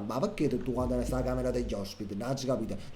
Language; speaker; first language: Italian; native; Italian